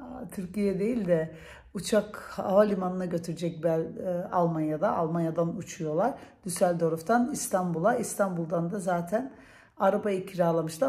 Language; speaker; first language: Turkish; early bilingual, heritage; Turkish